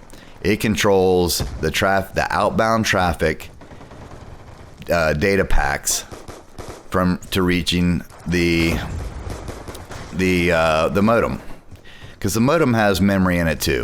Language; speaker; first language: English; native; English